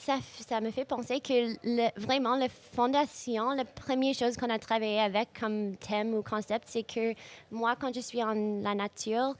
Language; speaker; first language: French; non-native, local second language; English